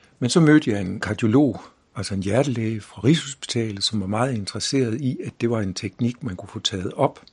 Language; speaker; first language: Danish; native; Danish